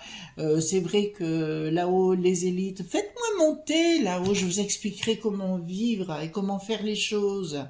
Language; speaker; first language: French; native; French